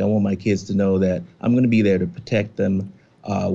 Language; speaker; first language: English; native; English